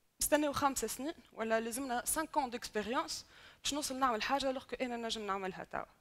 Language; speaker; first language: Arabic; native; Arabic